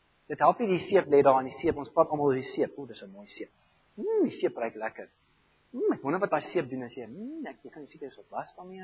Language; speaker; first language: Afrikaans; non-native, fluent; German